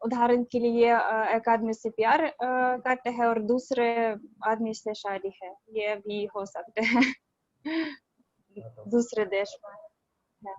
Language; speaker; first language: Hindi; non-native, learner; Russian